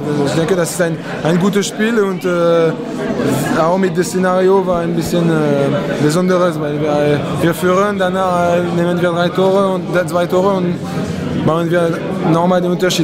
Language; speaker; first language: German; non-native, fluent; French